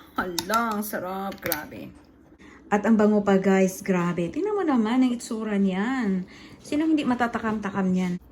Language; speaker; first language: Filipino; non-native, local second language; Cebuano